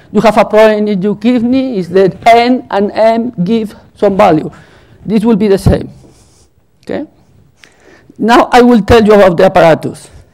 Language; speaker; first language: English; non-native, fluent; Spanish